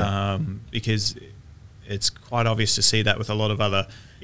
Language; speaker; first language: English; native; English